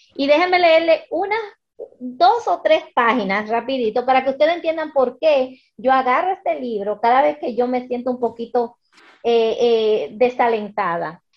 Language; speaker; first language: Spanish; early bilingual, heritage; Spanish